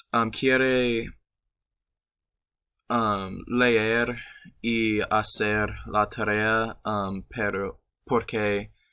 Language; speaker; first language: Spanish; non-native, learner; English